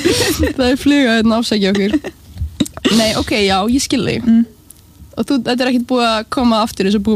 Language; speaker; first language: Icelandic; native; Icelandic